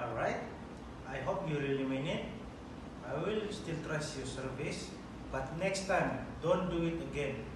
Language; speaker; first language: English; non-native, fluent; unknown